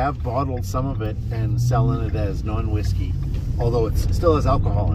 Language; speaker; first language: English; native; English